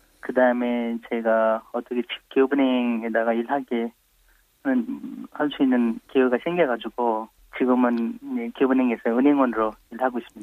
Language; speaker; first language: Korean; non-native, fluent; Nepali